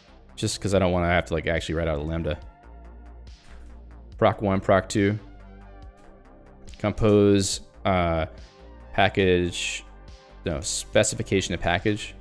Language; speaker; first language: English; native; English